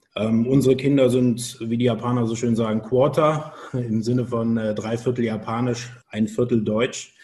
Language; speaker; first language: German; native; German